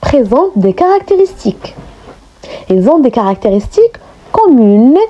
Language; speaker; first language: French; non-native, local second language; Arabic